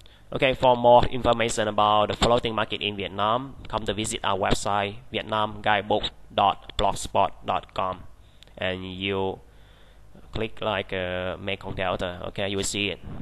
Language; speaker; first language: English; non-native, fluent; Vietnamese